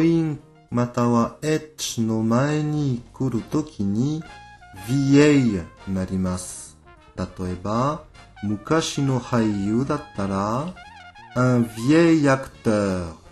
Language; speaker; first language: Japanese; non-native, fluent; French